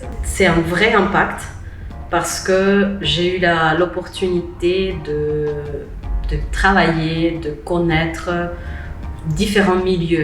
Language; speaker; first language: French; non-native, fluent; Spanish